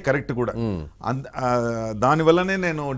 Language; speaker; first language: Telugu; non-native, local second language; Tamil